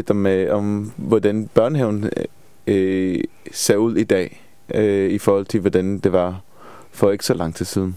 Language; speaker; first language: Danish; non-native, fluent; Hebrew